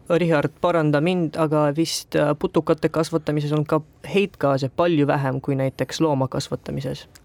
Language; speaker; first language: Estonian; non-native, local second language; Russian